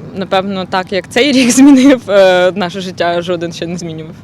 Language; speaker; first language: Ukrainian; non-native, local second language; Russian